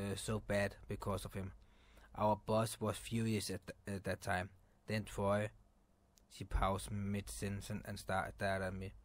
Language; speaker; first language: English; non-native, fluent; Danish